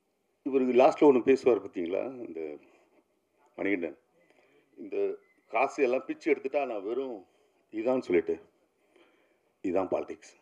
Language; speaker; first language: Tamil; native; Tamil